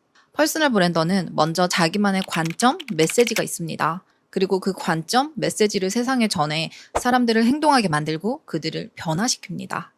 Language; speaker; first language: Korean; native; Korean